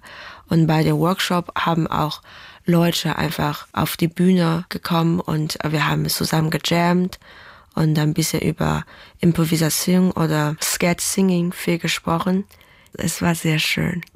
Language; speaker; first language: German; non-native, fluent; Chinese